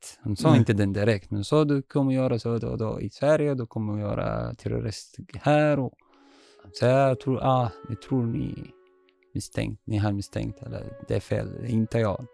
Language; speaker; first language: Swedish; non-native, learner; Arabic